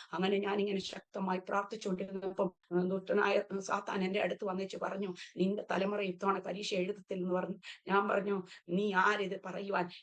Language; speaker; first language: Malayalam; early bilingual, heritage; Malayalam